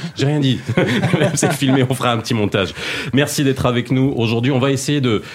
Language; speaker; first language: French; native; French